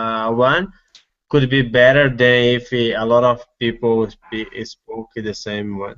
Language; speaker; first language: English; non-native, learner; Portuguese